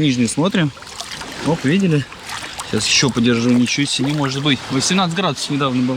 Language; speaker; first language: Russian; native; Russian